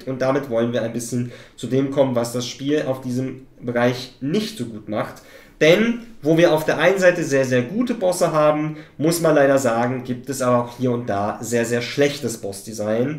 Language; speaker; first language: German; native; German